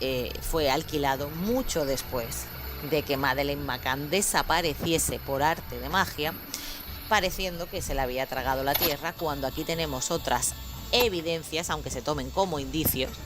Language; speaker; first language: Spanish; native; Spanish